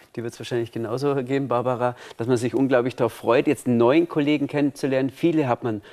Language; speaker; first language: German; native; German